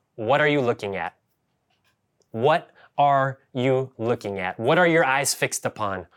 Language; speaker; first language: English; native; English